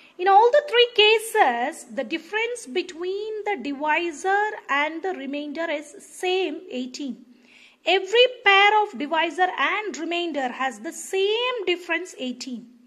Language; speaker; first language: English; non-native, local second language; Tamil